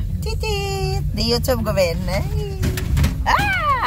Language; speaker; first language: Swedish; non-native, learner; Filipino